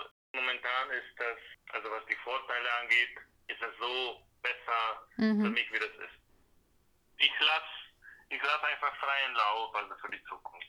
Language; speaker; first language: German; non-native, fluent; Slovak